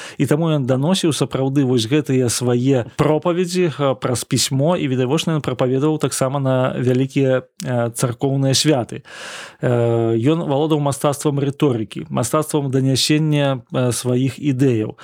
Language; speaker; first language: Belarusian; non-native, local second language; Russian